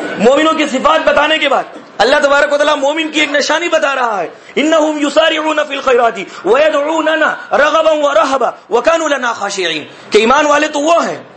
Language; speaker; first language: Urdu; native; Urdu